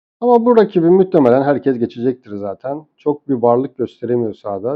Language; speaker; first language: Turkish; native; Turkish